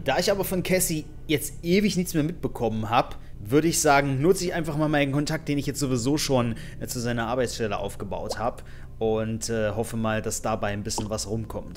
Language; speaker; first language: German; native; German